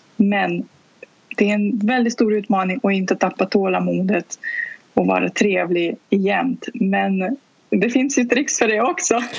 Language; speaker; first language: Swedish; non-native, fluent; Russian